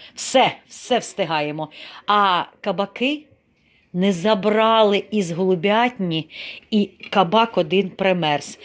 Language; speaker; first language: Ukrainian; non-native, local second language; Russian